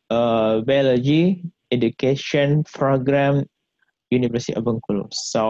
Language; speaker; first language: English; non-native, learner; Indonesian